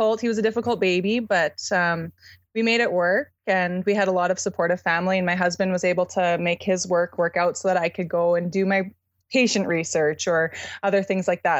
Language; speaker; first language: English; native; English